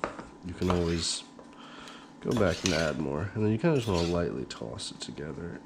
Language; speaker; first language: English; native; English